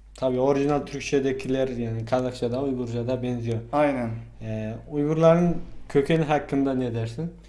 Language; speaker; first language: Turkish; non-native, fluent; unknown